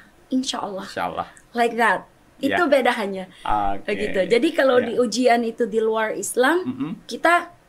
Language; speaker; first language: Indonesian; non-native, fluent; German